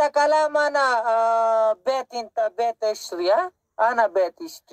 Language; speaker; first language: Arabic; non-native, learner; Pashto